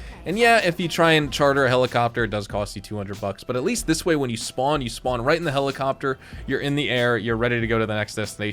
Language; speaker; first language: English; native; English